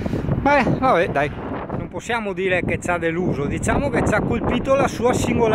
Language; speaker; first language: Italian; native; Italian